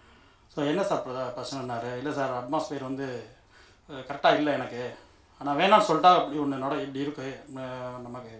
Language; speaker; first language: Tamil; native; Tamil